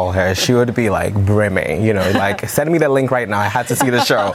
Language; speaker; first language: English; non-native, local second language; Akan